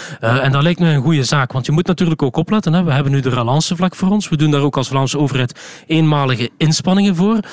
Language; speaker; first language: Dutch; native; Dutch